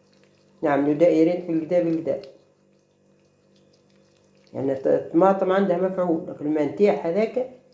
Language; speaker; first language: Arabic; native; Arabic